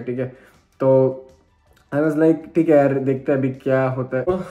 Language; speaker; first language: Hindi; non-native, local second language; Malayalam